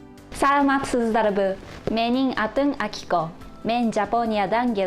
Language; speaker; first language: Kyrgyz; non-native, learner; Japanese